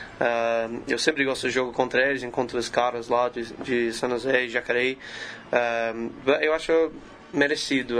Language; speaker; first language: Portuguese; non-native, learner; English